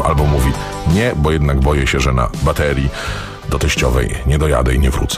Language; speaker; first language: Polish; native; Polish